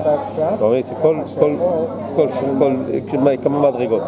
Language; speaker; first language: Hebrew; non-native, fluent; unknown